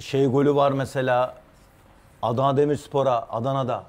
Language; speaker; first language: Turkish; native; Turkish